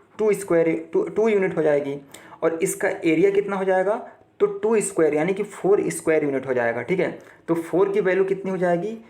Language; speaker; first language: Hindi; native; Hindi